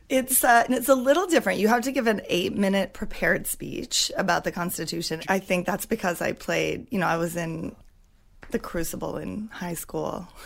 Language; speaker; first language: English; native; English